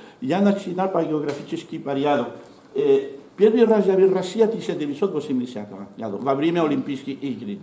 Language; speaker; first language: Russian; non-native, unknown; Spanish